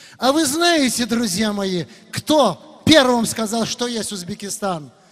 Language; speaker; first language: Russian; non-native, local second language; Uzbek